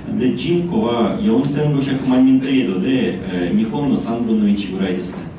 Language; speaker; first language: Japanese; non-native, fluent; Ukrainian